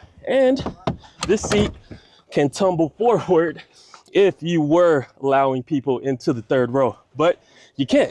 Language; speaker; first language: English; native; English